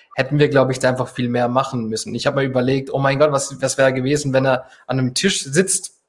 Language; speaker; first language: German; non-native, fluent; Spanish